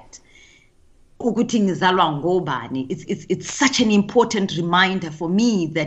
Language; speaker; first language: English; non-native, local second language; Tswana